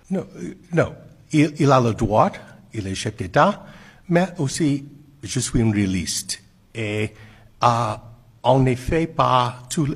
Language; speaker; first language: French; non-native, fluent; English